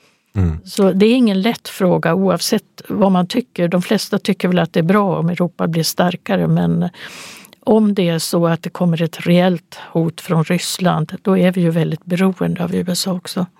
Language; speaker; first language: Swedish; native; Swedish